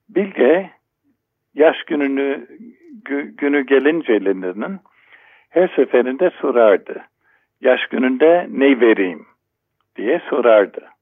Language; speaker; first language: Turkish; non-native, fluent; English